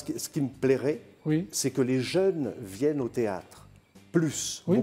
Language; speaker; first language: French; native; French